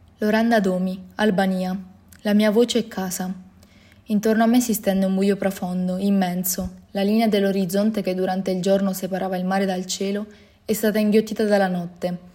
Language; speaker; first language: Italian; early bilingual, other home language; Albanian